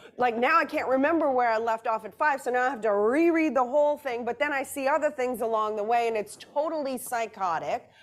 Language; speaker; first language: English; native; English